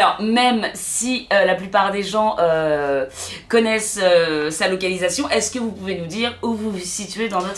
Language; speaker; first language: French; native; French